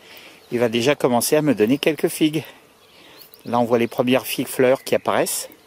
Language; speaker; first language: French; native; French